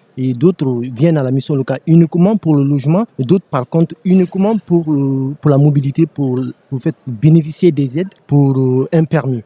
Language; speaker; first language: French; non-native, local second language; Fula